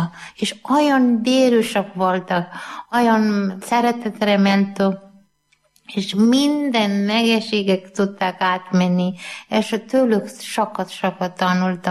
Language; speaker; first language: Hungarian; non-native, learner; Malayalam